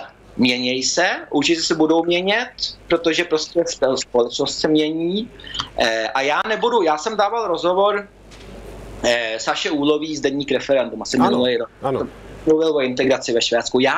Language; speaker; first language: Czech; early bilingual, heritage; Czech